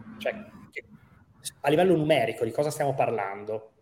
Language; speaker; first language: Italian; native; Italian